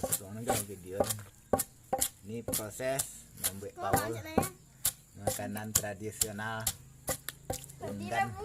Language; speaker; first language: Indonesian; non-native, local second language; Minangkabau